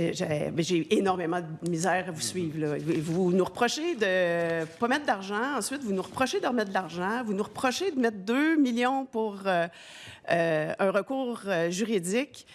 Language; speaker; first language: French; native; French